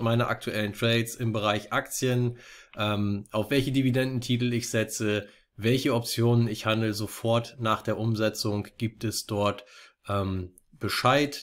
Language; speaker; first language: German; native; German